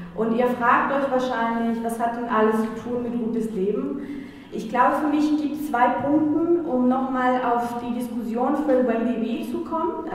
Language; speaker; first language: German; non-native, fluent; Spanish